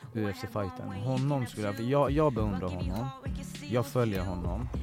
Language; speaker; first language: Swedish; early bilingual, other home language; Persian